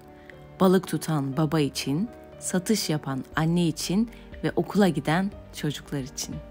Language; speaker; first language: Turkish; native; Turkish